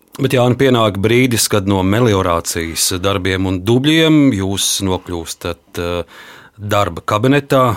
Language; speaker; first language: Latvian; native; Latvian